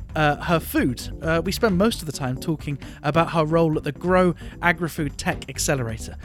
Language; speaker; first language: English; native; English